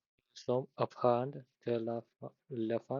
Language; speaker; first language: French; non-native, learner; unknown